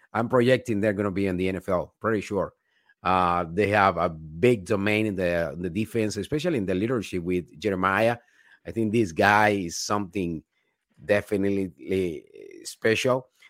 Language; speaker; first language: English; non-native, fluent; Spanish